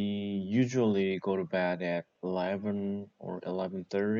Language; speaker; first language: English; non-native, learner; Korean